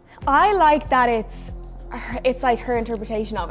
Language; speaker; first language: English; native; English